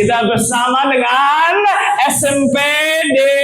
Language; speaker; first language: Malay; non-native, learner; English